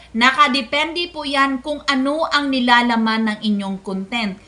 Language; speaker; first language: Filipino; non-native, local second language; Cebuano